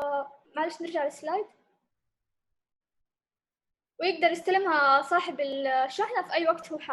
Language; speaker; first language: Arabic; native; Arabic